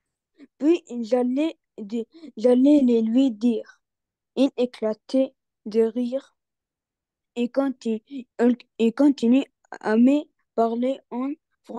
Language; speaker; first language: French; non-native, learner; Arabic